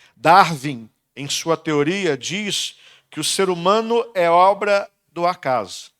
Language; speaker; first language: Portuguese; native; Portuguese